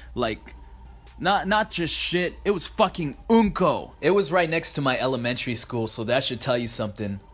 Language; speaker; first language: English; early bilingual, other home language; Japanese